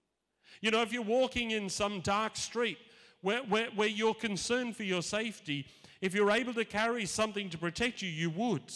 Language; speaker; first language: English; native; English